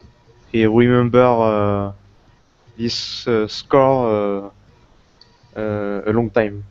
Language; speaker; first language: English; non-native, learner; Portuguese